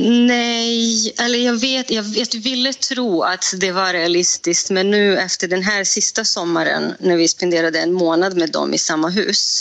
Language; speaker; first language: Swedish; non-native, fluent; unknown